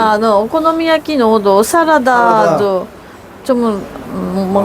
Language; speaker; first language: Korean; non-native, learner; Japanese